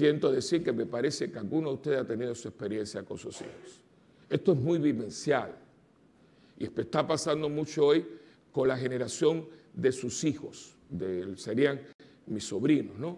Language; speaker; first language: Spanish; native; Spanish